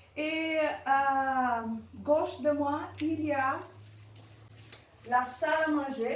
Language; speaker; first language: French; non-native, learner; Portuguese